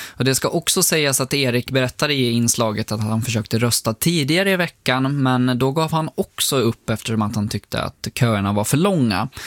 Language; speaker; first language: Swedish; native; Swedish